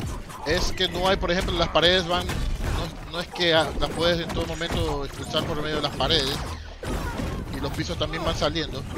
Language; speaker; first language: Spanish; native; Spanish